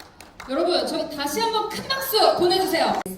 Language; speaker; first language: Korean; native; Korean